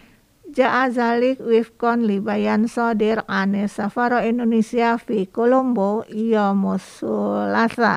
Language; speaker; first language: Arabic; non-native, fluent; Indonesian